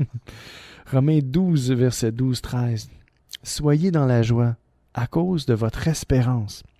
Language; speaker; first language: French; native; French